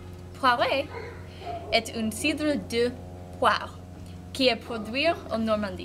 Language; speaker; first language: French; non-native, learner; English